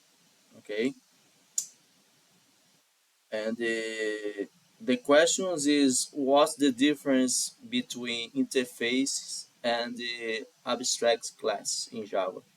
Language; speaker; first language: English; non-native, learner; Portuguese